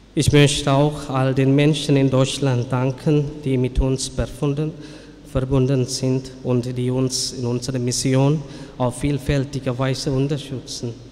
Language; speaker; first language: German; non-native, learner; Tamil